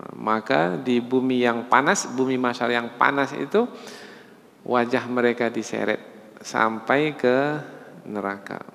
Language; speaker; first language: Malay; native; Malay